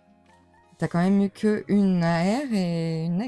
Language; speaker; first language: French; native; French